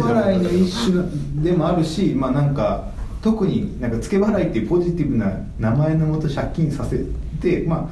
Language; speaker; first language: Japanese; native; Japanese